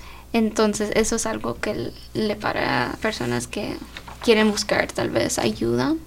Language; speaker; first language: Spanish; early bilingual, heritage; Spanish